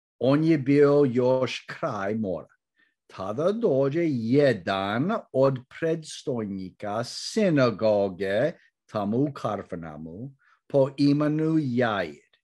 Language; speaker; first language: Croatian; early bilingual, heritage; Croatian